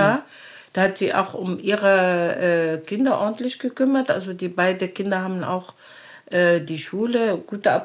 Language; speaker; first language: German; non-native, learner; Arabic